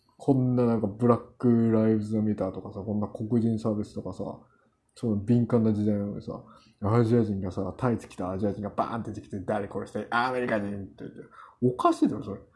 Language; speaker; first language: Japanese; non-native, fluent; Korean